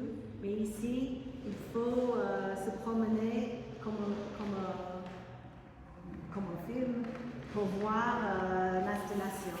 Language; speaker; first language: French; non-native, fluent; English